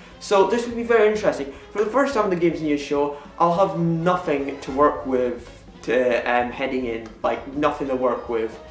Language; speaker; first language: English; native; English